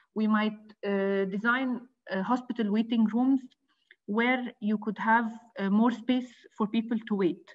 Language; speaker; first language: English; non-native, fluent; Arabic